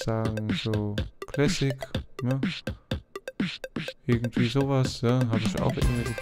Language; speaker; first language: German; native; German